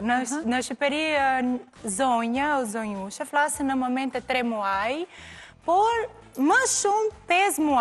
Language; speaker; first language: Albanian; non-native, learner; Portuguese